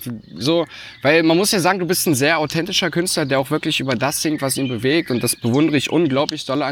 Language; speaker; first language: German; native; German